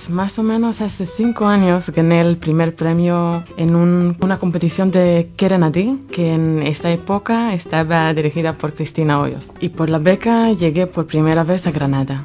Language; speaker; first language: Spanish; non-native, fluent; Hebrew